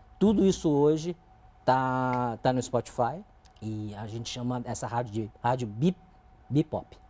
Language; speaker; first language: Portuguese; early bilingual, other home language; Chinese